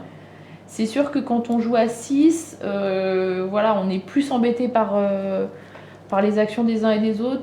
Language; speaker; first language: French; native; French